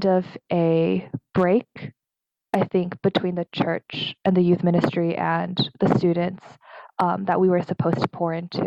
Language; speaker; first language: English; native; English